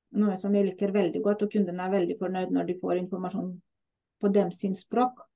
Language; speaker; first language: Norwegian; non-native, fluent; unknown